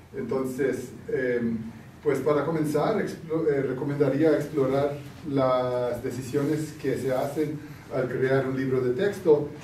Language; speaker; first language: Spanish; early bilingual, heritage; Spanish